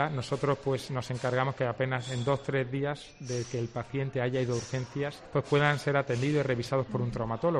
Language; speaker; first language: Spanish; native; Spanish